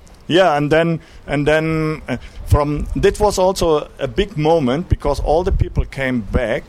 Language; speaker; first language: English; non-native, learner; German